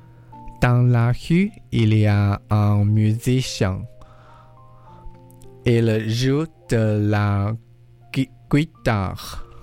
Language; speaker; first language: French; non-native, learner; English